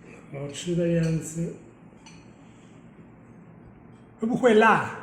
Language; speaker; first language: Chinese; non-native, fluent; Italian